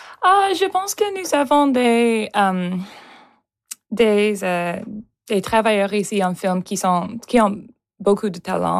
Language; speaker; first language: French; non-native, local second language; English